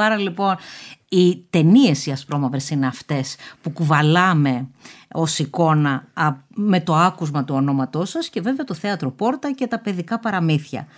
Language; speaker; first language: Greek; native; Greek